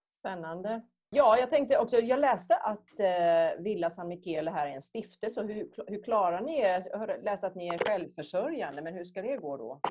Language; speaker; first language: Swedish; native; Swedish